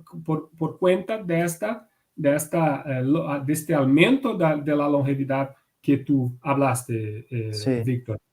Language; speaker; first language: Spanish; non-native, fluent; Portuguese